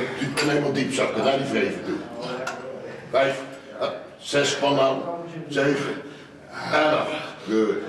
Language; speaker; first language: Dutch; native; Dutch